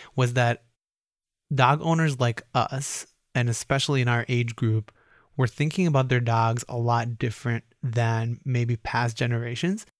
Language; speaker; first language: English; native; English